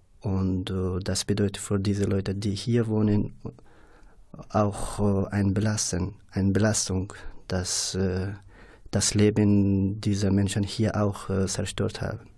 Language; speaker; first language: German; non-native, fluent; Persian